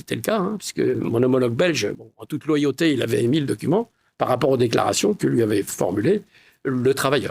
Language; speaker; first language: French; native; French